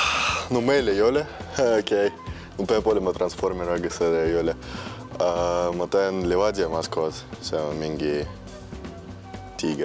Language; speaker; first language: Estonian; non-native, local second language; Russian